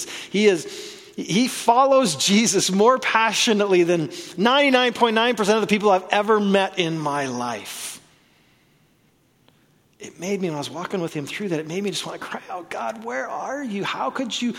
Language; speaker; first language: English; native; English